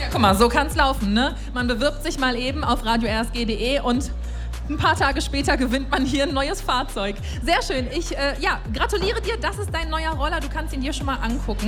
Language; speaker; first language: German; native; German